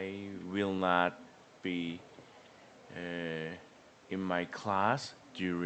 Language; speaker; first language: English; non-native, learner; Korean